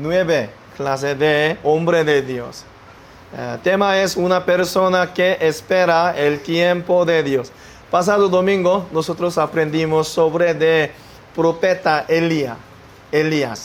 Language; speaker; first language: Spanish; non-native, learner; Korean